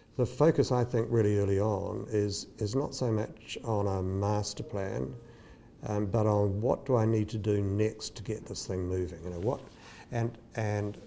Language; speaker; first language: English; native; English